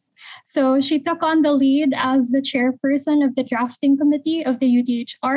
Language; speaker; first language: English; non-native, local second language; Hiligaynon